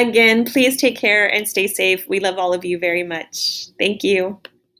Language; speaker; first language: English; native; English